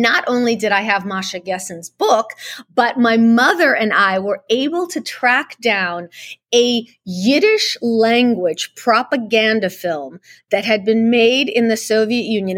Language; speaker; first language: English; early bilingual, other home language; Russian